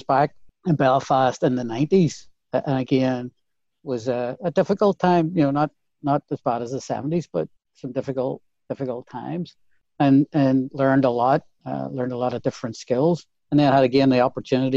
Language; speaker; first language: English; native; English